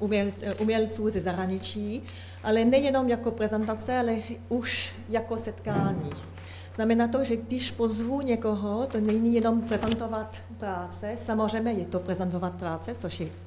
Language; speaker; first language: Czech; non-native, learner; French